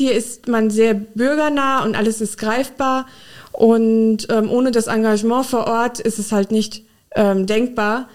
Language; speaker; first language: German; early bilingual, other home language; Urdu